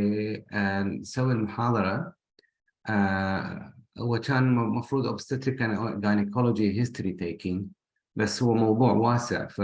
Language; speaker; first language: Arabic; native; Arabic